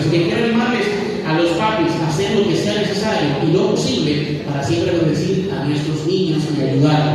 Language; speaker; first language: Spanish; native; Spanish